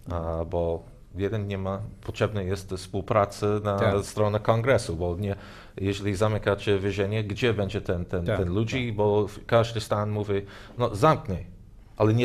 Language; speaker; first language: Polish; non-native, learner; English